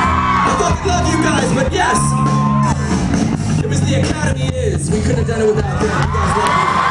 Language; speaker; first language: English; native; English